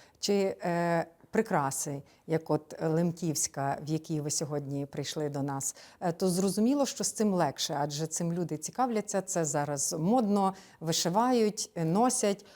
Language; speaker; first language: Ukrainian; native; Ukrainian